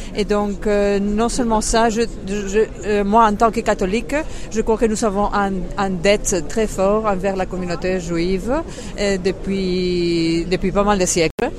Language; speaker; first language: French; non-native, fluent; Spanish